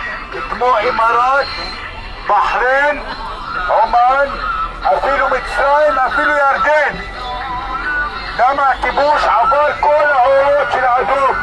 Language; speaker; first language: Hebrew; non-native, local second language; Arabic